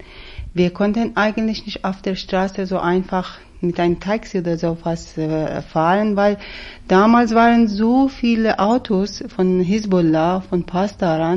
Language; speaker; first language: German; non-native, fluent; Persian